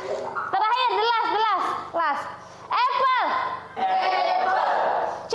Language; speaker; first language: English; non-native, learner; Indonesian